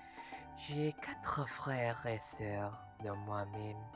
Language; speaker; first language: French; non-native, learner; Malay